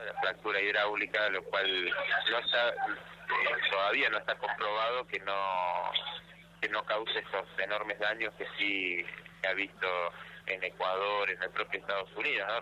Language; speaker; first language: Spanish; native; Spanish